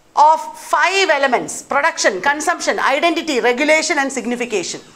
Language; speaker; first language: English; non-native, local second language; Malayalam